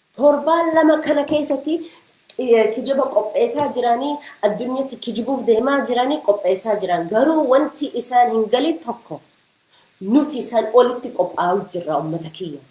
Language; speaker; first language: Oromo; early bilingual, heritage; Oromo